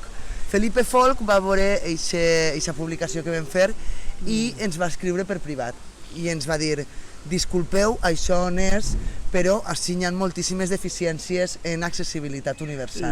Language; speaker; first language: Catalan; native; Catalan